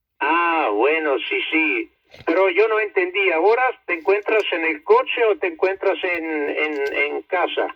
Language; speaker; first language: Spanish; non-native, fluent; Italian